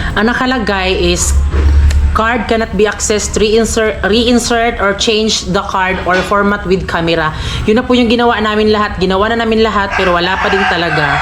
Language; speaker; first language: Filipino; non-native, local second language; Cebuano